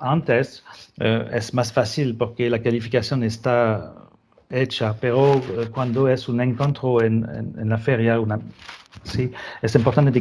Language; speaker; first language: Spanish; non-native, fluent; French